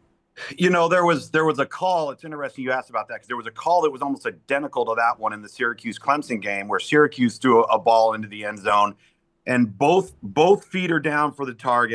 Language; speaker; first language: English; native; English